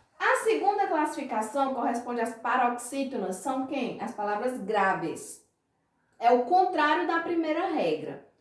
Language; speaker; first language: Portuguese; native; Portuguese